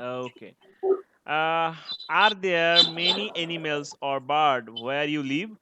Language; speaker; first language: English; non-native, learner; Bangla